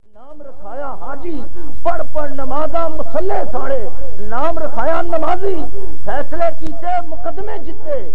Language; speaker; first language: Urdu; non-native, local second language; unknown